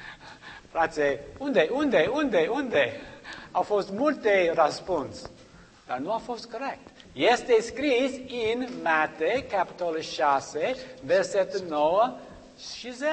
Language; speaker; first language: Romanian; non-native, learner; English